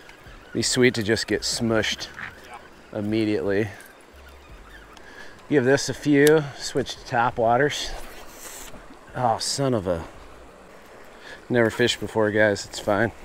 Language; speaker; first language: English; native; English